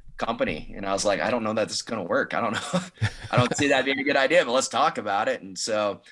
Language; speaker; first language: English; native; English